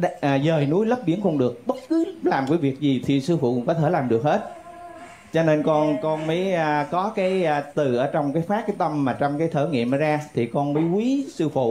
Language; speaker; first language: Vietnamese; native; Vietnamese